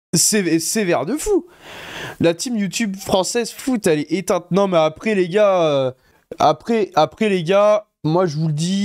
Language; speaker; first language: French; native; French